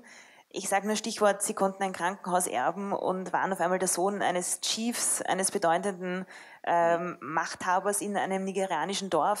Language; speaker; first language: German; native; German